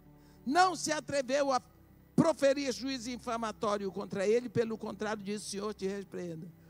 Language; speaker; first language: Portuguese; native; Portuguese